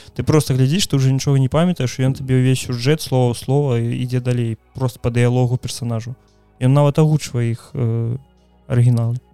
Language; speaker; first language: Belarusian; non-native, local second language; Russian